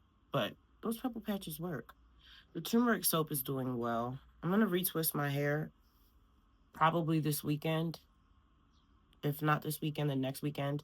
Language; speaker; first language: English; native; English